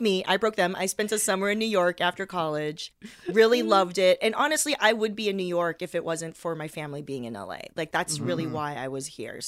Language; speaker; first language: English; native; English